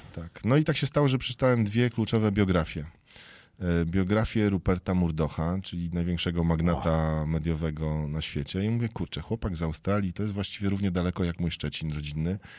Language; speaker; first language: Polish; native; Polish